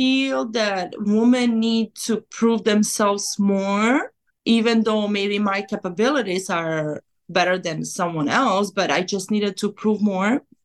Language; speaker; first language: English; non-native, fluent; Serbian